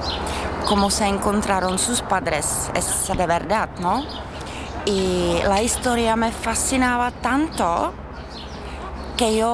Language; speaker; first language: Spanish; non-native, learner; Czech